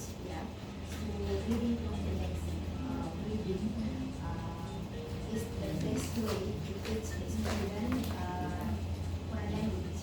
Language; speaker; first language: English; non-native, fluent; Indonesian